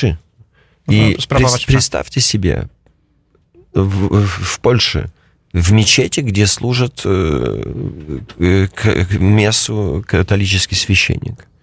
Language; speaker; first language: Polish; non-native, learner; Russian